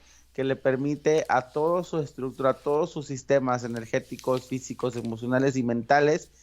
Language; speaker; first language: Spanish; native; Spanish